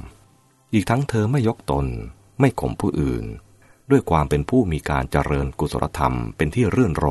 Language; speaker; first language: Thai; native; Thai